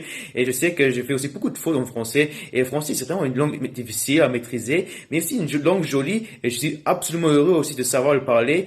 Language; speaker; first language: French; non-native, local second language; Luxembourgish